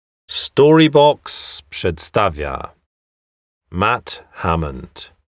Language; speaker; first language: Polish; non-native, fluent; English